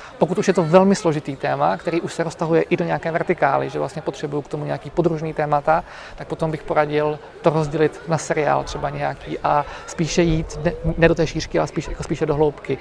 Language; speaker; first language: Czech; native; Czech